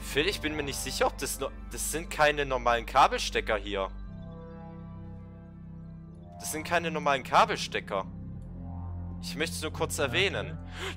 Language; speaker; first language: German; native; German